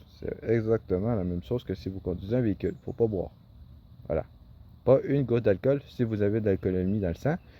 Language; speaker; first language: French; native; French